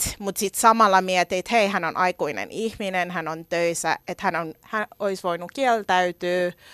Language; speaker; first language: Finnish; early bilingual, other home language; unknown